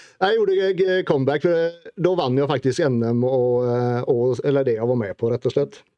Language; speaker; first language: Swedish; native; Swedish